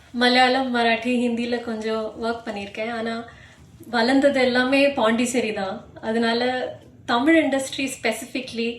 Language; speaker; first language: Tamil; non-native, local second language; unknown